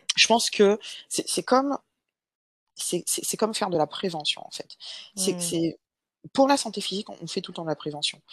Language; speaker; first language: French; native; French